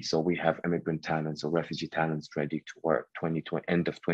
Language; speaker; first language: English; non-native, fluent; Arabic